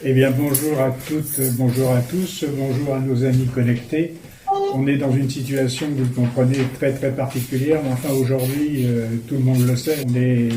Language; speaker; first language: French; native; French